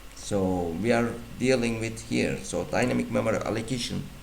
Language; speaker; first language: English; non-native, fluent; Turkish